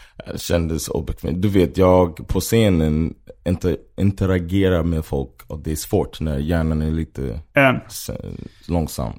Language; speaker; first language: Swedish; non-native, fluent; English